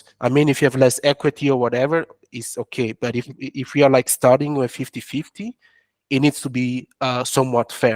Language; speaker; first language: English; non-native, fluent; French